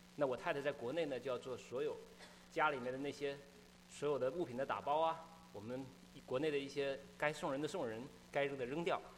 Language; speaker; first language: Chinese; native; Chinese